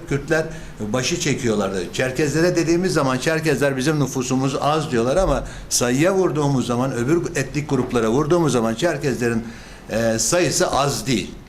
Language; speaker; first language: Turkish; native; Turkish